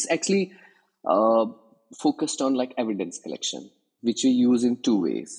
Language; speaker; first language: English; non-native, local second language; Kashmiri